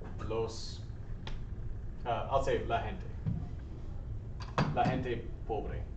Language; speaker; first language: Spanish; non-native, learner; English